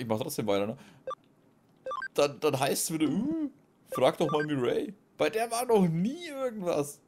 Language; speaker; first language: German; native; German